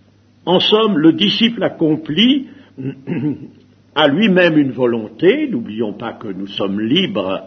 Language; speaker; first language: French; native; French